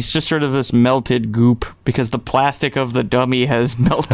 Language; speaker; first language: English; native; English